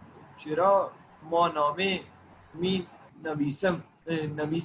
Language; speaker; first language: Persian; non-native, learner; Urdu